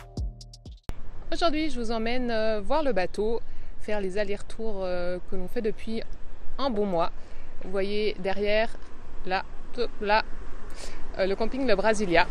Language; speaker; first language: French; native; French